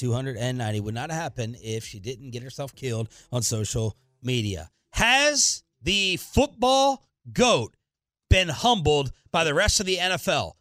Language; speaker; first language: English; native; English